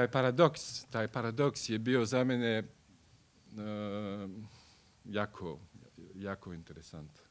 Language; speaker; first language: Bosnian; non-native, learner; French